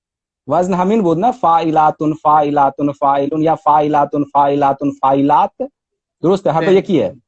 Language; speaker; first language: Persian; non-native, learner; Hindi